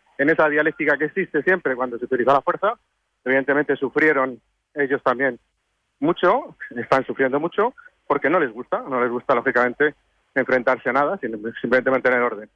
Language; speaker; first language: Spanish; native; Spanish